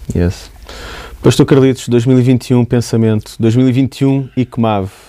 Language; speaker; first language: Portuguese; native; Portuguese